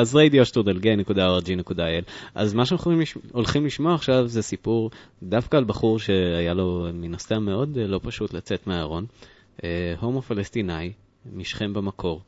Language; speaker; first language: Hebrew; native; Hebrew